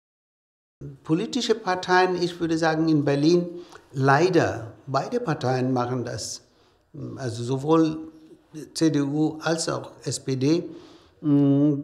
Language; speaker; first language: German; non-native, fluent; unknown